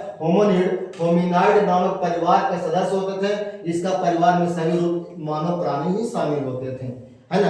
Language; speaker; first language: Hindi; native; Hindi